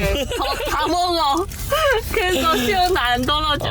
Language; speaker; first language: Korean; non-native, fluent; Chinese